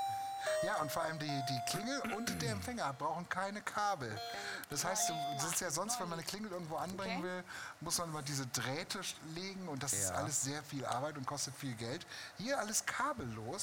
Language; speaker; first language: German; native; German